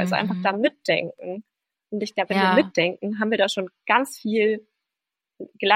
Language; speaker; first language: German; native; German